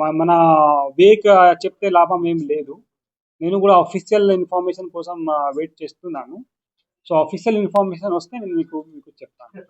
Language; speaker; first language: Telugu; non-native, local second language; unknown